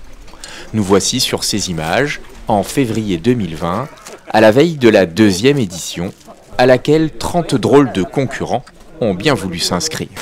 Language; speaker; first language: French; native; French